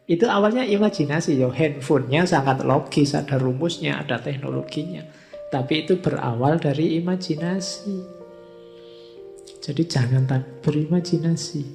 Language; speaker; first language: Indonesian; native; Indonesian